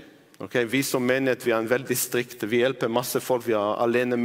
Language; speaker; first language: Norwegian; non-native, fluent; Arabic